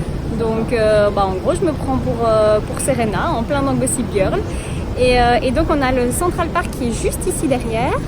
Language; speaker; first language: French; native; French